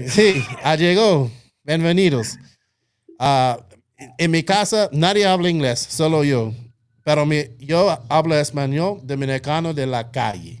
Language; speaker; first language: Spanish; non-native, local second language; English